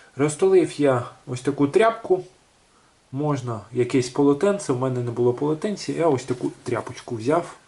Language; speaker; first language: Ukrainian; native; Ukrainian